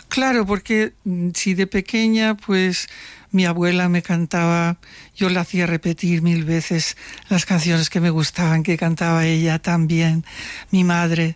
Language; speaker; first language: Spanish; non-native, local second language; Catalan